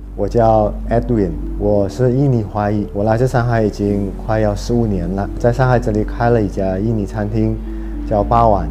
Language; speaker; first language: Chinese; early bilingual, heritage; Chinese